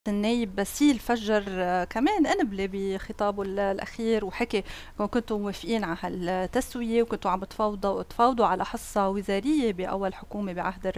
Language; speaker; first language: Arabic; native; Arabic